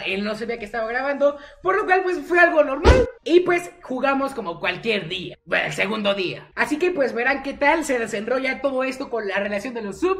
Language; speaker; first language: Spanish; native; Spanish